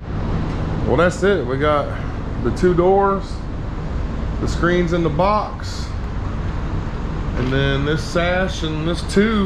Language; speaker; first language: English; native; English